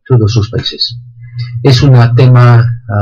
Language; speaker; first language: Spanish; non-native, fluent; French